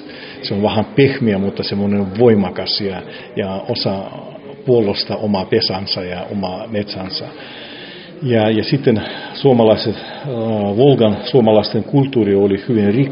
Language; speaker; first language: Finnish; non-native, fluent; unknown